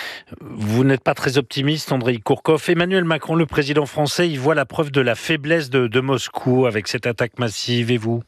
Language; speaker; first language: French; native; French